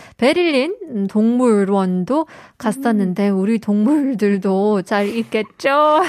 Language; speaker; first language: Korean; native; Korean